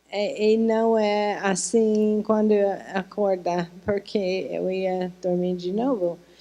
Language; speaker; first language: Portuguese; non-native, fluent; English